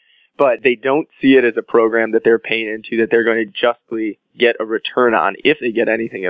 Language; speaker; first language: English; native; English